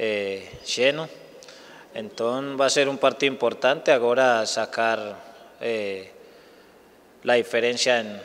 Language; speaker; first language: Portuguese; non-native, learner; Spanish